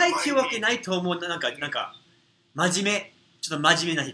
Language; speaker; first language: Japanese; non-native, fluent; English